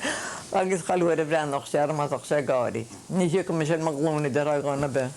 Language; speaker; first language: Irish; native; Irish